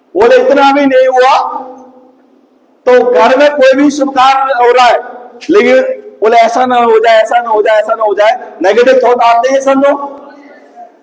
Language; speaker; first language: Hindi; native; Hindi